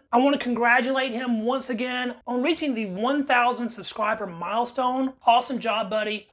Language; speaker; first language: English; native; English